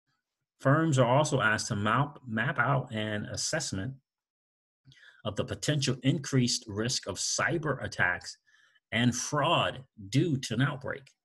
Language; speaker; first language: English; native; English